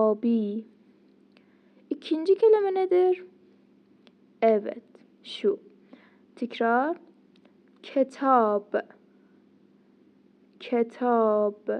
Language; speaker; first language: Turkish; non-native, fluent; Persian